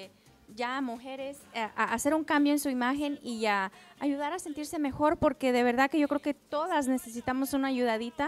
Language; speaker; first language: Spanish; native; Spanish